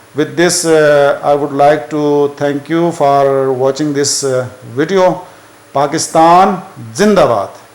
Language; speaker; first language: English; non-native, local second language; Urdu